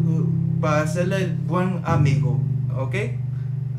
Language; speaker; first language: Spanish; non-native, learner; English